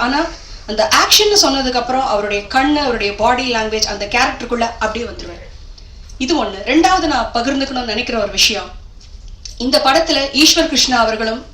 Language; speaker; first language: Tamil; native; Tamil